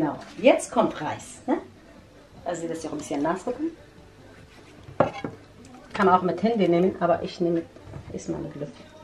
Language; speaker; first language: German; non-native, learner; Central Kurdish